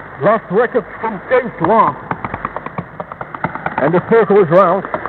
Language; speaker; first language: English; non-native, fluent; Dutch